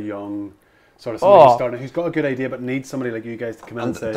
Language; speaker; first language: English; native; English